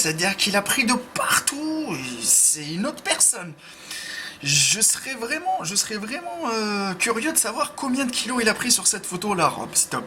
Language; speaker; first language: French; native; French